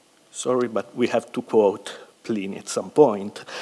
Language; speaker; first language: English; non-native, fluent; Italian